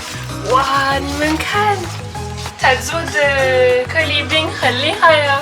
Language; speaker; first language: Chinese; non-native, fluent; French